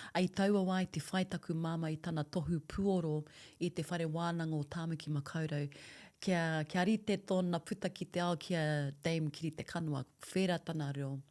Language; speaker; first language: Māori; non-native, local second language; English